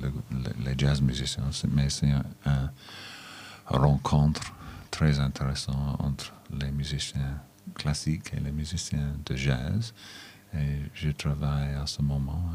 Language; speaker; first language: French; non-native, learner; English